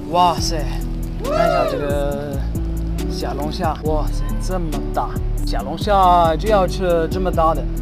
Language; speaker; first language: Chinese; non-native, fluent; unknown